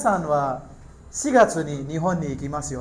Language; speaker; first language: Japanese; non-native, learner; Nepali